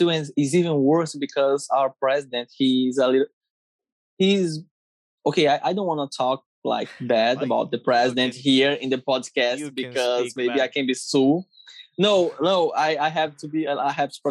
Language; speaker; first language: English; non-native, learner; Portuguese